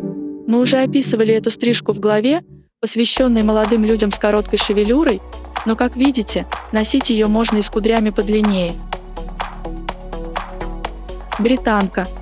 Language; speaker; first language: Russian; native; Russian